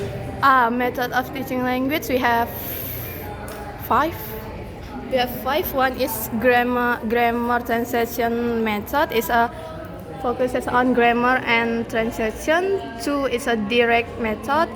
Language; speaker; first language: English; non-native, learner; Indonesian